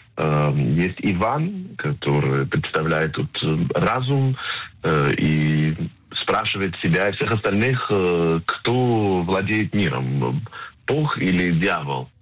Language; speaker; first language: Russian; non-native, fluent; Hebrew